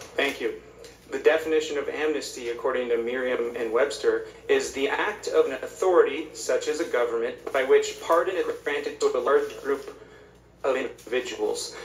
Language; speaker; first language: English; native; English